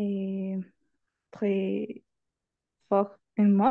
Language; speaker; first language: French; non-native, learner; Spanish